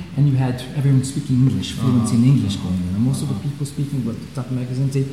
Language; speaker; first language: English; non-native, fluent; Swiss German